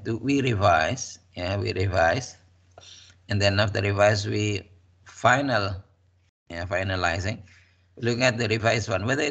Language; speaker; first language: English; non-native, fluent; Indonesian